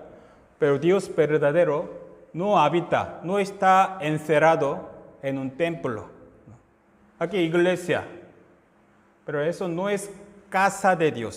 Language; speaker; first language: Spanish; non-native, fluent; Korean